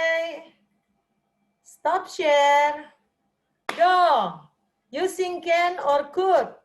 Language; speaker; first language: English; non-native, learner; Indonesian